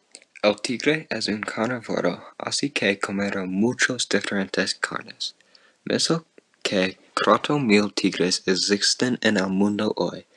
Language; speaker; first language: Spanish; non-native, learner; English